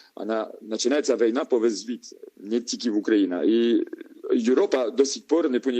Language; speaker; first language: Ukrainian; non-native, learner; French